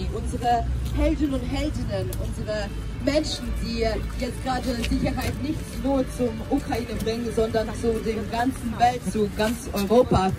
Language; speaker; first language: German; non-native, fluent; Ukrainian